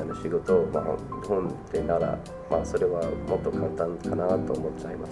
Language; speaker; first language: Japanese; non-native, fluent; English